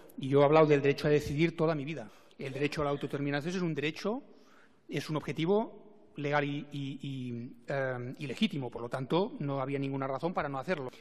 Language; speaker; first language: Spanish; non-native, local second language; Catalan